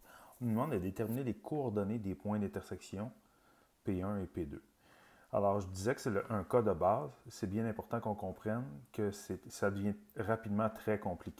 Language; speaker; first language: French; native; French